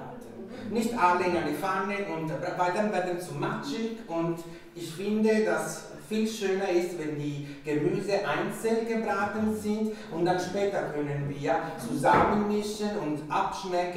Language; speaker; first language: German; non-native, fluent; Italian